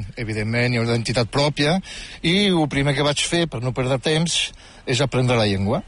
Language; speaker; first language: Catalan; non-native, fluent; Riffian